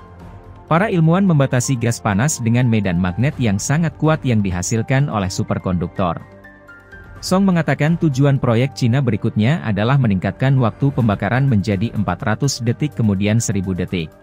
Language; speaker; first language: Indonesian; native; Indonesian